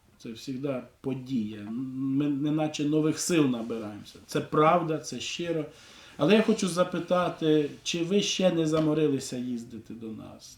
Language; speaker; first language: Ukrainian; non-native, local second language; Russian